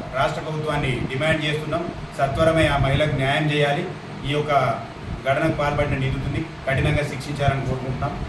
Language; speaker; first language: Telugu; native; Telugu